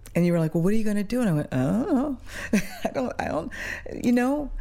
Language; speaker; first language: English; early bilingual, other home language; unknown